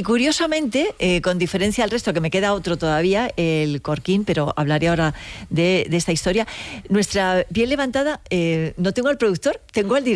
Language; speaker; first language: Spanish; native; Spanish